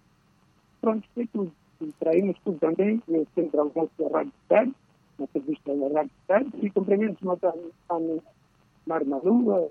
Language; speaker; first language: Portuguese; non-native, local second language; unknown